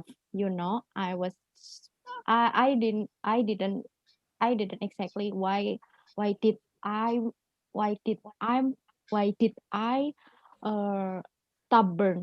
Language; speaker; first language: English; non-native, learner; Indonesian